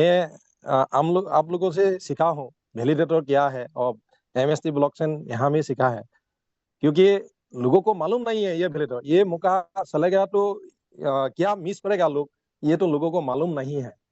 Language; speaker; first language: Hindi; non-native, local second language; Assamese